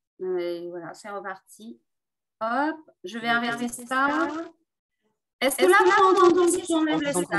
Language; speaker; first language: French; native; French